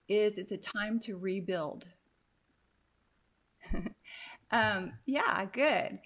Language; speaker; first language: English; native; English